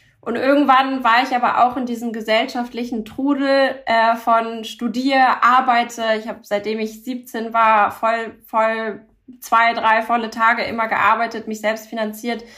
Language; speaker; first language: German; early bilingual, other home language; Turkish